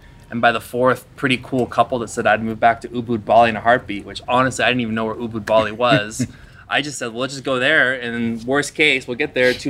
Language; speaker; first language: English; native; English